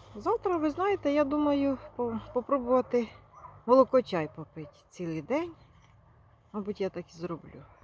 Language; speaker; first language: Ukrainian; native; Ukrainian